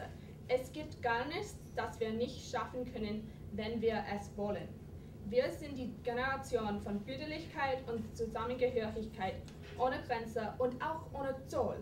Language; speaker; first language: German; non-native, fluent; English